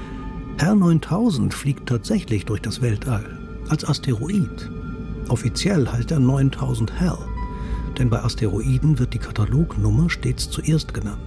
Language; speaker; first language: German; native; German